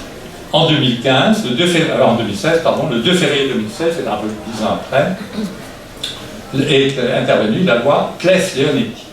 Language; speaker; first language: French; native; French